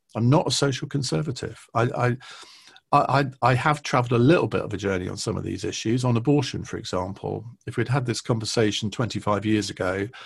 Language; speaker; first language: English; native; English